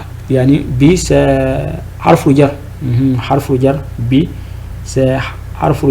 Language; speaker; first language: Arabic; non-native, fluent; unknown